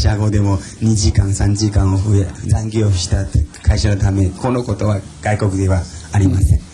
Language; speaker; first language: Japanese; non-native, fluent; Chinese